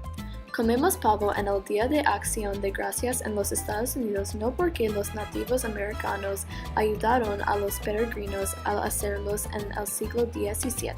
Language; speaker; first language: Spanish; non-native, learner; English